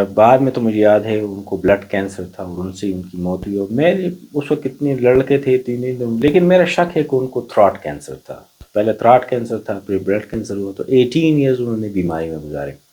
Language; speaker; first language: Urdu; non-native, local second language; Pashto